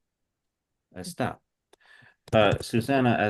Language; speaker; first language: Portuguese; non-native, learner; English